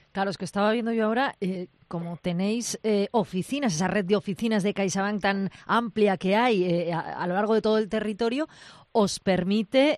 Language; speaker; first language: Spanish; native; Spanish